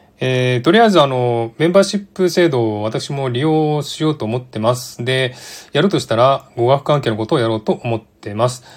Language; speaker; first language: Japanese; native; Japanese